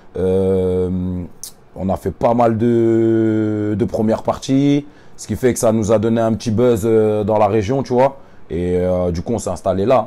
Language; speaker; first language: French; native; French